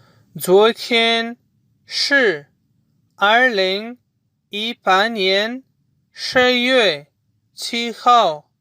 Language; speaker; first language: Chinese; non-native, fluent; Urdu